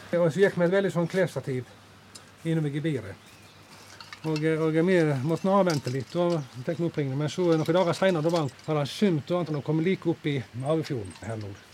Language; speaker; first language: Norwegian; native; Norwegian